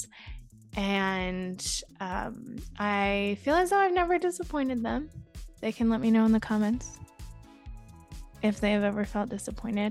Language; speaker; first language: English; native; English